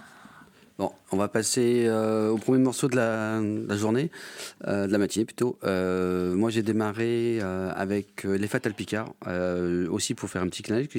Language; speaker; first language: French; native; French